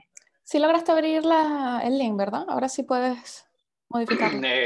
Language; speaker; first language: Spanish; native; Spanish